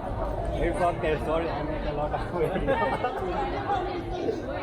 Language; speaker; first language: English; non-native, learner; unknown